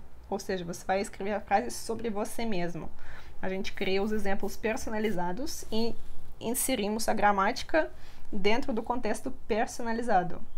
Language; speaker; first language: Portuguese; non-native, fluent; Russian